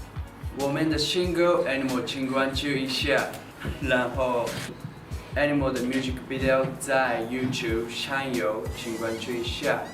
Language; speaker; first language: Chinese; non-native, learner; Japanese